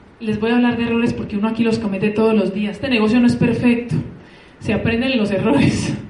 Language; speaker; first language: Spanish; native; Spanish